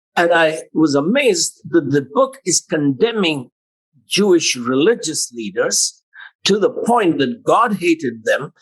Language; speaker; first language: English; non-native, local second language; Hindi